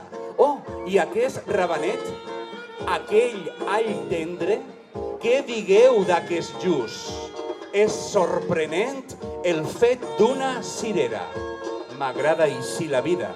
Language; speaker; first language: Catalan; native; Catalan